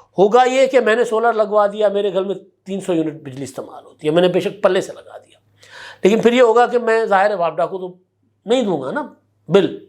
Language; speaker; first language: Urdu; non-native, local second language; Sindhi